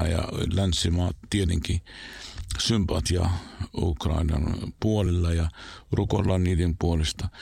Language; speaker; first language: Finnish; non-native, fluent; Arabic